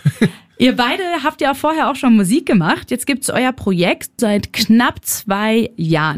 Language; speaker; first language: German; native; German